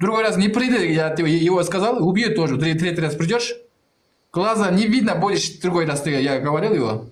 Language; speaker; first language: Russian; non-native, learner; Kyrgyz